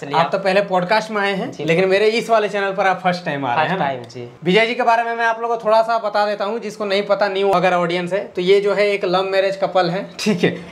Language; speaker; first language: Hindi; native; Hindi